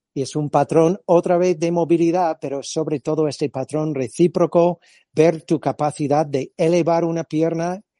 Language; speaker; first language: Spanish; non-native, fluent; English